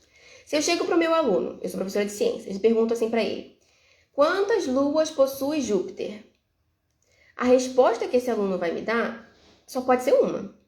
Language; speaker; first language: Portuguese; native; Portuguese